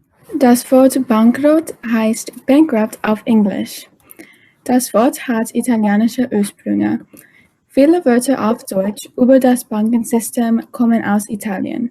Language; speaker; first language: German; non-native, learner; English